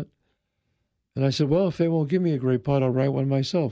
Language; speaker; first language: English; native; English